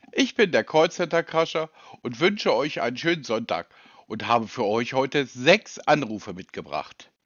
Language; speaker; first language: German; native; German